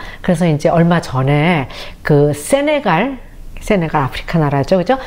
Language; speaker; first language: Korean; native; Korean